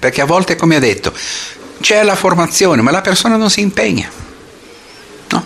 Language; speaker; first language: Italian; non-native, fluent; Portuguese